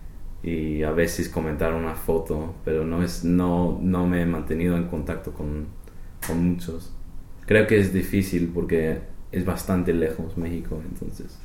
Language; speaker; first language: Spanish; non-native, fluent; English